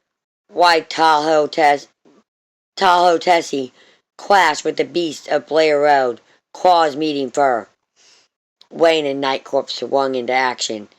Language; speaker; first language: English; native; English